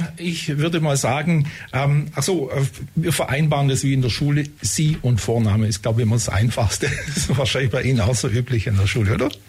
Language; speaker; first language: German; native; German